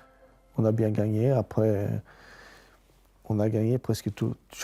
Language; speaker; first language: French; non-native, fluent; Swedish